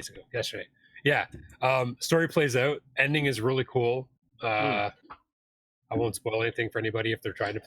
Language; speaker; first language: English; native; English